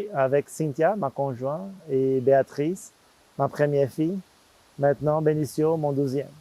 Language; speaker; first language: French; non-native, fluent; Portuguese